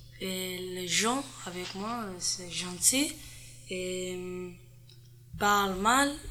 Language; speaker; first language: French; non-native, learner; Spanish